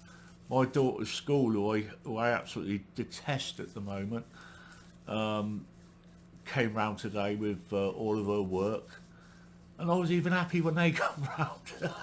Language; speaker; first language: English; native; English